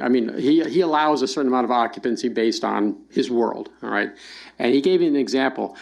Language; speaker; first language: English; native; English